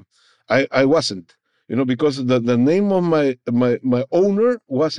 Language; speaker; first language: English; non-native, learner; Spanish